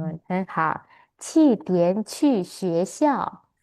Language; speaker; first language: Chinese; non-native, fluent; Indonesian